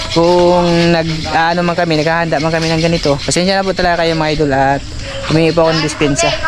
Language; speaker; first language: Filipino; non-native, local second language; Cebuano